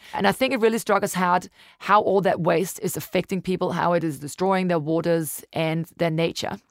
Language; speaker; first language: English; non-native, fluent; Danish